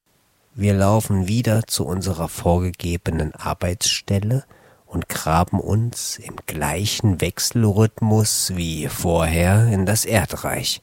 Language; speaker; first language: German; native; German